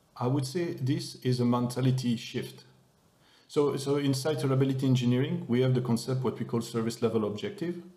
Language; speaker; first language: English; non-native, fluent; French